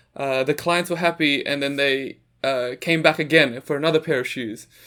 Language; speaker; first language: English; native; English